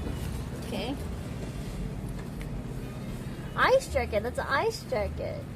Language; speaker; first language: English; non-native, fluent; Korean